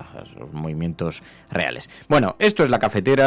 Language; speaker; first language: Spanish; native; Spanish